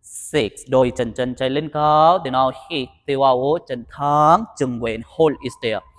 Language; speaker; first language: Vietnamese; non-native, learner; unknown